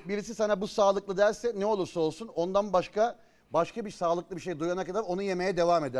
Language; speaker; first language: Turkish; native; Turkish